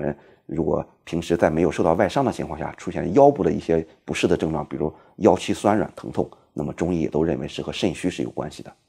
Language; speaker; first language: Chinese; native; Chinese